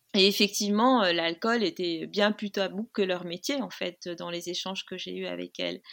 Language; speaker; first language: French; non-native, local second language; Arabic